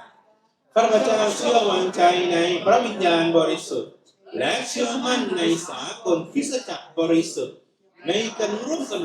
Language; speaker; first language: Thai; native; Thai